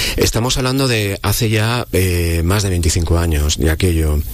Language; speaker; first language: Spanish; native; Spanish